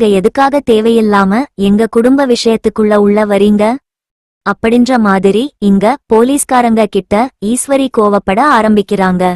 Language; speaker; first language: Tamil; native; Tamil